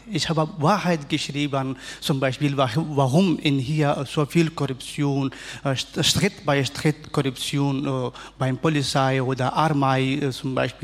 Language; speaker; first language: German; non-native, learner; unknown